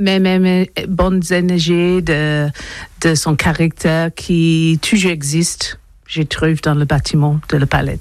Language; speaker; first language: French; non-native, learner; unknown